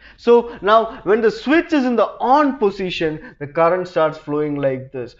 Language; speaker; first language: English; non-native, local second language; Malayalam